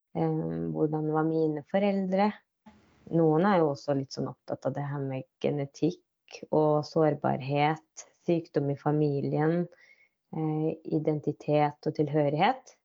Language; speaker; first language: Norwegian; native; Norwegian